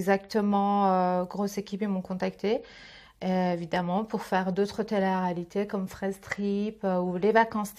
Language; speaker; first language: French; native; French